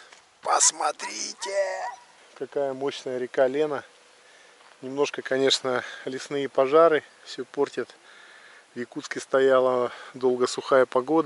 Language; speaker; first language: Russian; native; Russian